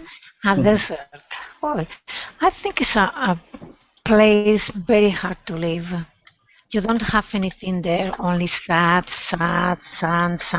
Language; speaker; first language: English; non-native, learner; Spanish